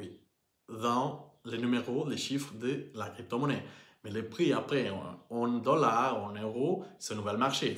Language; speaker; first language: French; non-native, learner; Portuguese